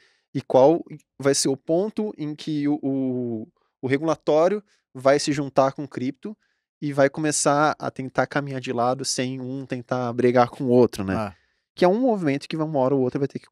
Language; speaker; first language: Portuguese; native; Portuguese